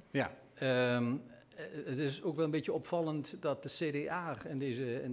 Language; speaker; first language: Dutch; native; Dutch